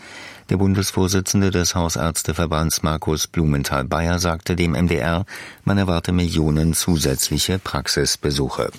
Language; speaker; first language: German; native; German